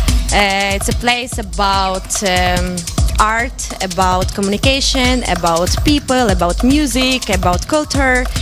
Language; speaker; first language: English; non-native, local second language; Ukrainian